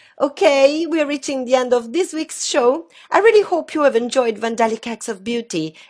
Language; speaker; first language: English; non-native, fluent; Italian